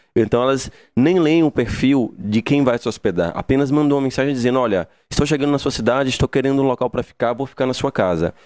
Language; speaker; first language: Portuguese; native; Portuguese